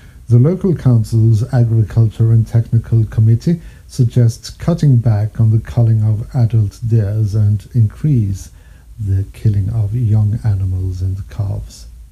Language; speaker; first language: English; non-native, fluent; Norwegian